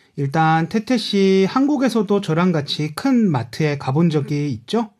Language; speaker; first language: Korean; native; Korean